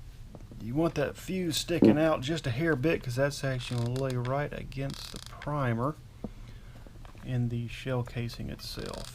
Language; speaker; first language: English; native; English